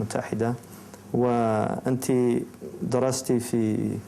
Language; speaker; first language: Arabic; non-native, fluent; English